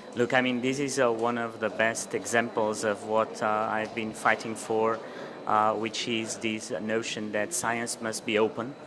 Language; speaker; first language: English; non-native, fluent; Portuguese